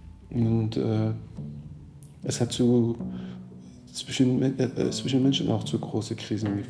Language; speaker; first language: German; non-native, fluent; Persian